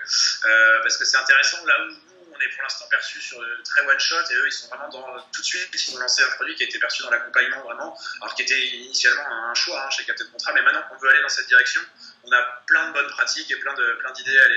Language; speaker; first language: French; native; French